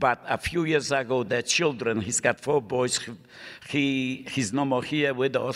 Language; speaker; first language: English; non-native, fluent; Polish